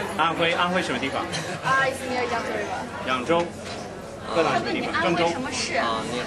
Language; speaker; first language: Chinese; non-native, fluent; English